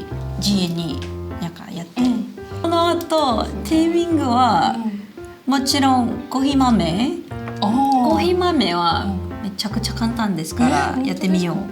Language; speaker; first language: Japanese; non-native, fluent; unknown